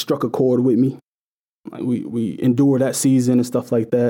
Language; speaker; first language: English; native; English